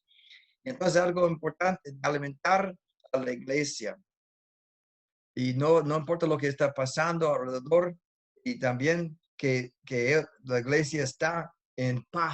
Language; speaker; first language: Spanish; non-native, fluent; English